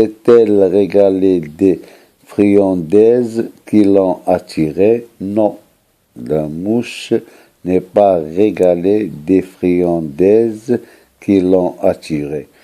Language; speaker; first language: French; non-native, local second language; Arabic